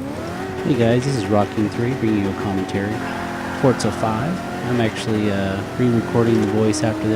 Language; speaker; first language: English; native; English